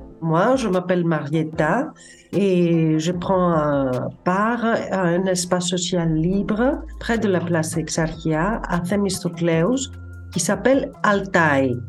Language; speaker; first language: French; non-native, fluent; Greek